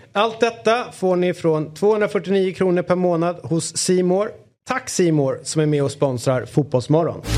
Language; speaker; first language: Swedish; early bilingual, other home language; German